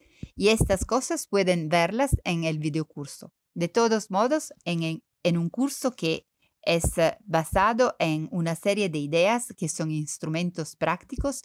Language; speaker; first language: Spanish; non-native, learner; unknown